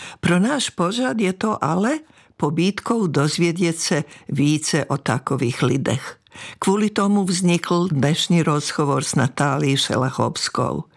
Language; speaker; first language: Czech; non-native, fluent; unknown